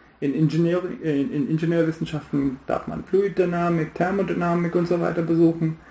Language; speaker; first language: German; non-native, fluent; Hindi